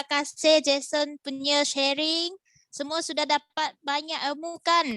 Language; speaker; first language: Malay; non-native, local second language; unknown